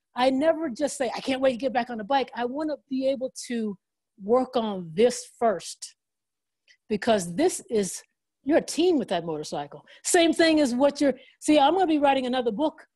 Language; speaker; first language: English; native; English